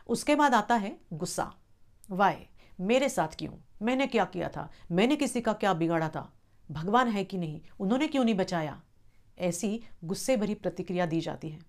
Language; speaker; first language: Hindi; non-native, local second language; Marathi